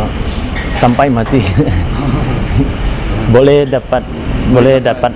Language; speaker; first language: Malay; non-native, learner; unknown